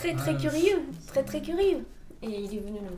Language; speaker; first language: French; non-native, fluent; Japanese